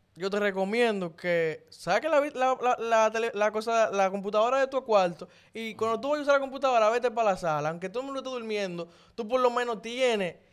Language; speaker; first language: Spanish; native; Spanish